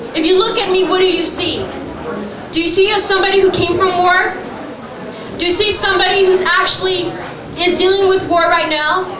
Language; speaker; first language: English; native; English